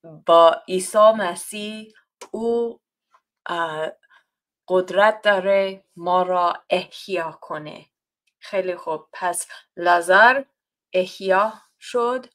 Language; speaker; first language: Persian; non-native, fluent; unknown